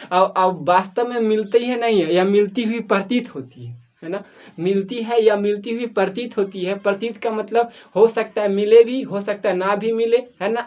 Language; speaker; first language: Hindi; native; Hindi